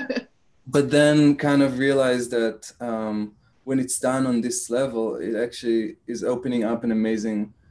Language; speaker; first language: English; non-native, fluent; Hebrew